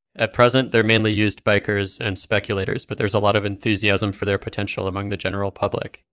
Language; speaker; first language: English; native; English